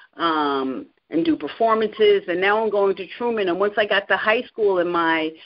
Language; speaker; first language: English; native; English